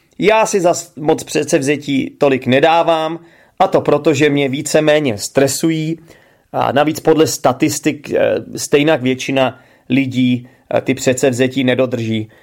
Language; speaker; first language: Czech; native; Czech